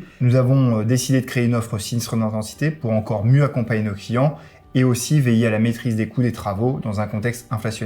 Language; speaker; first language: French; native; French